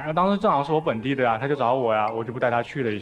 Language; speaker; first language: Chinese; native; Chinese